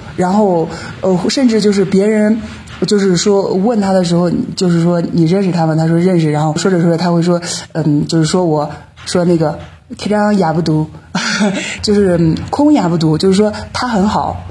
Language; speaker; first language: Chinese; native; Chinese